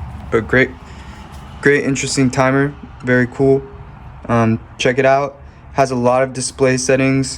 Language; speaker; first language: English; native; English